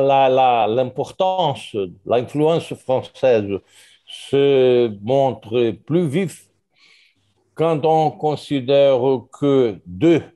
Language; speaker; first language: French; non-native, learner; Portuguese